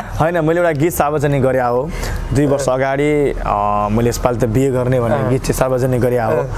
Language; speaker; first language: Nepali; non-native, local second language; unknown